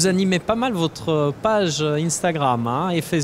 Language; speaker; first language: French; native; French